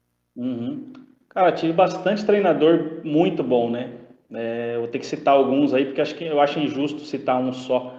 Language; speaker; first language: Portuguese; native; Portuguese